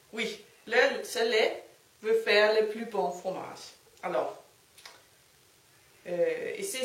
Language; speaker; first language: French; non-native, learner; Danish